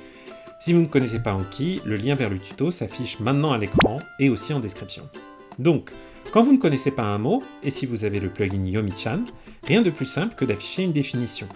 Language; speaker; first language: French; native; French